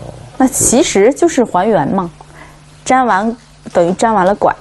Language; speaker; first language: Chinese; native; Chinese